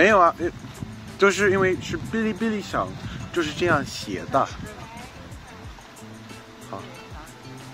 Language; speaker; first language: Chinese; non-native, fluent; English